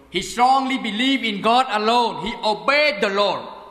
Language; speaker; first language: English; non-native, fluent; Khmer